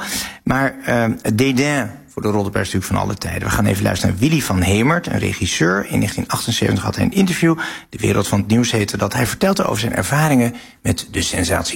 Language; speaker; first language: Dutch; native; Dutch